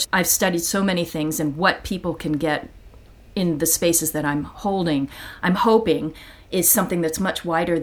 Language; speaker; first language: English; native; English